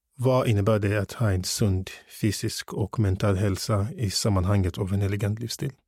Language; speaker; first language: Swedish; early bilingual, other home language; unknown